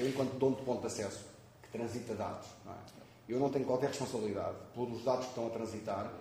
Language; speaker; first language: Portuguese; native; Portuguese